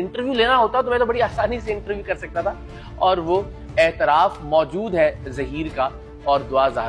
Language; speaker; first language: Urdu; native; Urdu